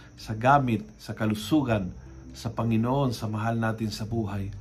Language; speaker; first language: Filipino; native; Filipino